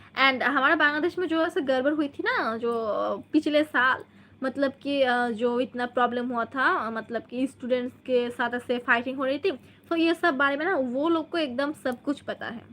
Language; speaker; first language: Hindi; non-native, local second language; Bangla